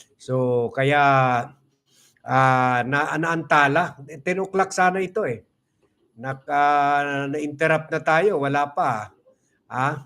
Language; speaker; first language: Filipino; non-native, local second language; Cebuano